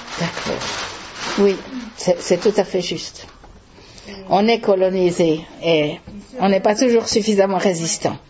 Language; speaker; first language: French; native; French